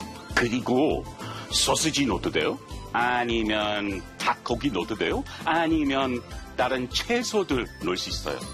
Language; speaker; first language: Korean; non-native, learner; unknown